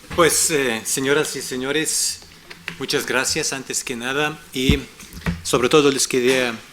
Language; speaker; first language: Spanish; non-native, fluent; German